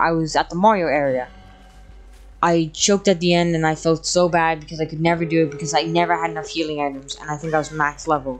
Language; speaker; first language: English; native; English